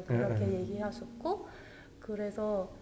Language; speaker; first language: Korean; non-native, local second language; Vietnamese